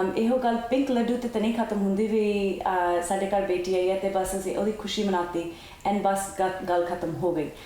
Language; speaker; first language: Punjabi; early bilingual, heritage; Punjabi